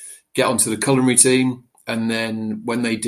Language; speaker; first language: English; native; English